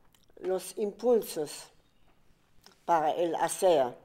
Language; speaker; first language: Spanish; non-native, fluent; German